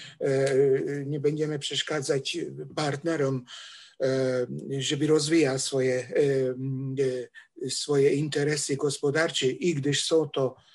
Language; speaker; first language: Polish; non-native, fluent; Hungarian